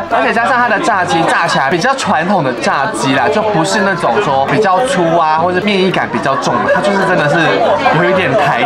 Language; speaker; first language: Chinese; native; Chinese